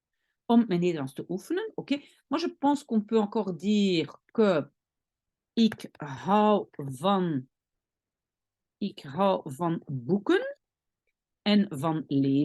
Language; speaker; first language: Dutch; non-native, local second language; French